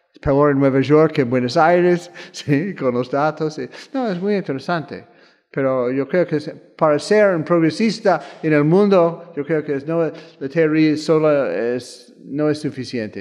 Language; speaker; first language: Spanish; non-native, fluent; English